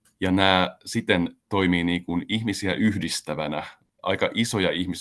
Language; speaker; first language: Finnish; native; Finnish